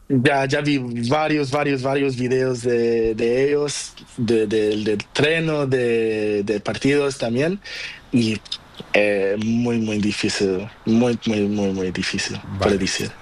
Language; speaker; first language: Spanish; non-native, learner; Portuguese